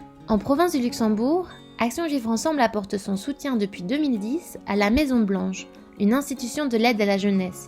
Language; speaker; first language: French; native; French